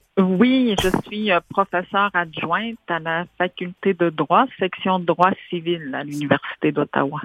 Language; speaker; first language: French; non-native, local second language; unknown